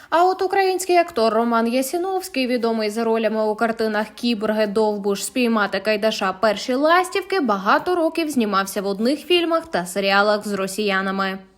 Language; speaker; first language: Ukrainian; native; Ukrainian